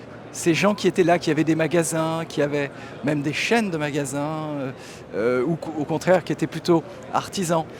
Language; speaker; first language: French; native; French